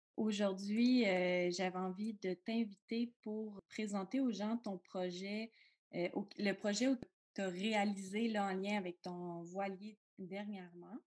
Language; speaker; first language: French; native; French